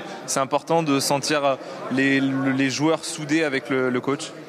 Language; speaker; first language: French; native; French